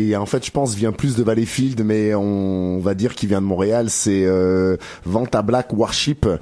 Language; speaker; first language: French; native; French